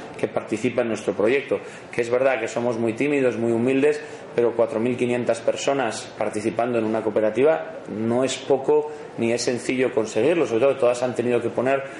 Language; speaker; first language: Spanish; native; Spanish